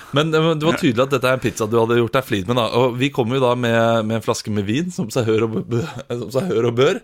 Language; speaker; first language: Norwegian; native; Norwegian